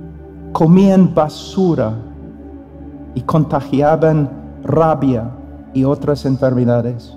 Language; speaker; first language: Spanish; non-native, fluent; English